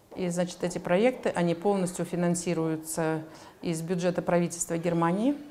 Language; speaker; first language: Russian; native; Russian